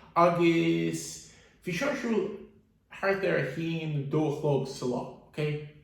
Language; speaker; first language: Irish; native; Irish